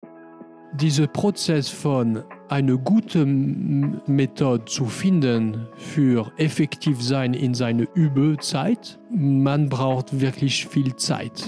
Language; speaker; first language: German; non-native, learner; French